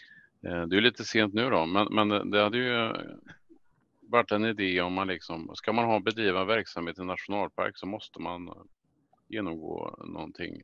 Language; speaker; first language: Swedish; native; Swedish